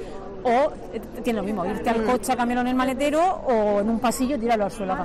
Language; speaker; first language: Spanish; native; Spanish